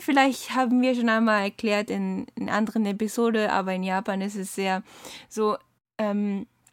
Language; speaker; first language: German; non-native, learner; Japanese